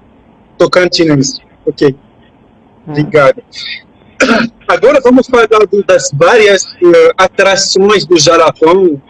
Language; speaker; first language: Portuguese; non-native, fluent; French